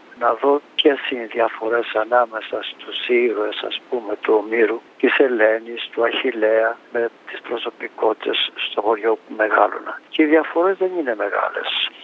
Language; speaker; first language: Greek; native; Greek